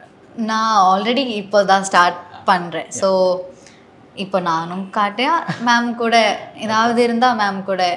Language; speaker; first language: Tamil; non-native, learner; Malayalam